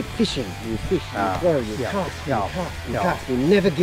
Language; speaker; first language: English; native; English